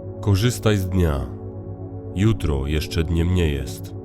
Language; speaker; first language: Polish; native; Polish